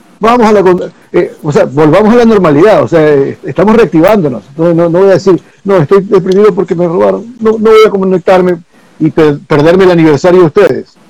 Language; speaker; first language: Spanish; native; Spanish